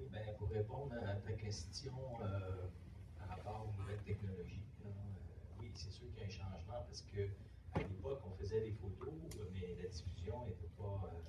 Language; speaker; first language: French; native; French